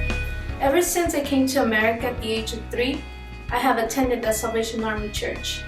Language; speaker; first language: English; early bilingual, other home language; Spanish